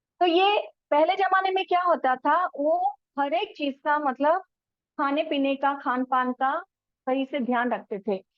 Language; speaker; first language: Hindi; non-native, local second language; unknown